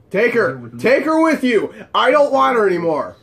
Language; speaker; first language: English; native; English